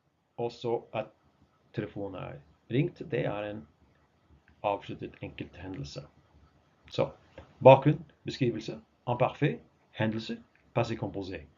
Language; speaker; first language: Norwegian; non-native, fluent; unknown